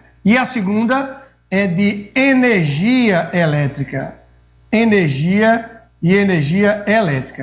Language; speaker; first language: Portuguese; native; Portuguese